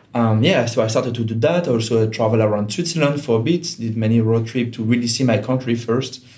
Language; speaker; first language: English; non-native, fluent; French